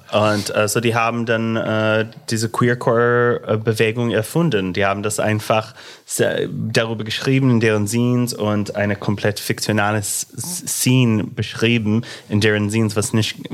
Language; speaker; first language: German; non-native, fluent; English